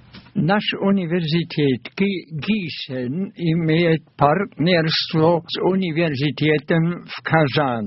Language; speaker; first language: Russian; non-native, fluent; German